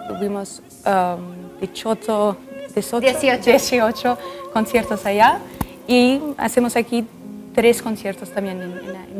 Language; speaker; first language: Spanish; non-native, fluent; French